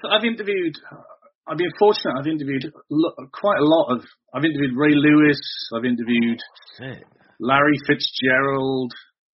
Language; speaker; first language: English; native; English